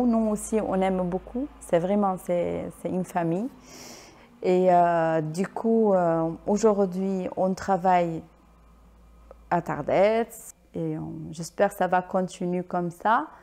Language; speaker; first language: French; non-native, learner; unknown